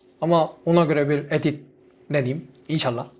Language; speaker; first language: Turkish; non-native, fluent; Korean